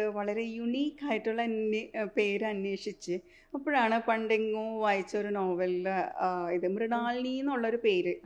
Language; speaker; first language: Malayalam; early bilingual, heritage; Malayalam